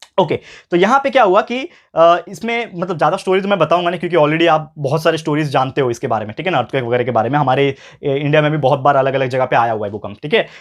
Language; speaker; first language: Hindi; native; Hindi